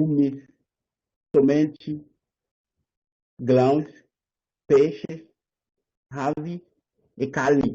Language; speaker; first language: Portuguese; non-native, learner; Haitian Creole